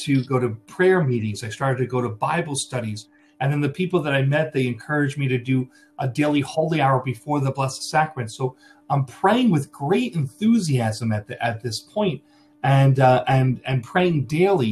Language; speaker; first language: English; native; English